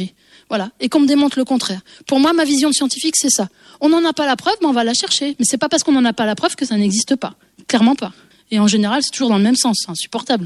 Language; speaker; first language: French; native; French